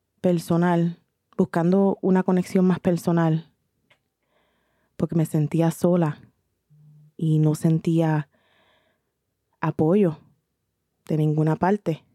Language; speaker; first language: Spanish; early bilingual, heritage; Spanish